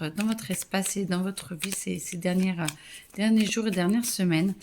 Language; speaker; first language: French; native; French